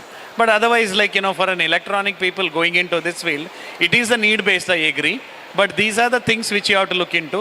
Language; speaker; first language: English; non-native, local second language; Kannada